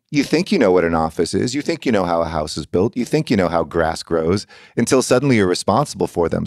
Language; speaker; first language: English; native; English